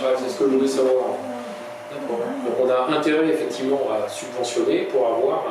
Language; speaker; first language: French; native; French